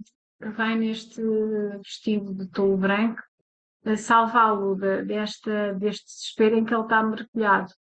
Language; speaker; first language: Portuguese; native; Portuguese